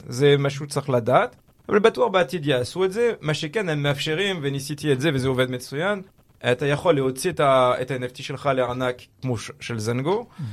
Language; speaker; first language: Hebrew; non-native, fluent; French